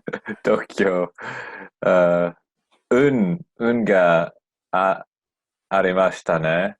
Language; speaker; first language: Japanese; non-native, learner; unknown